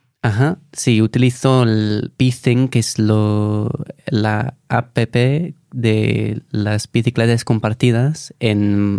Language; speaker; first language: Spanish; non-native, fluent; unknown